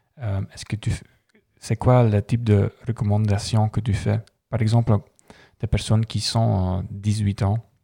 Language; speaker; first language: French; non-native, local second language; Dutch